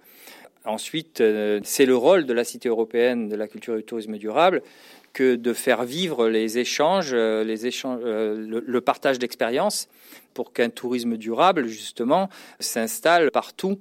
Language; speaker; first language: French; native; French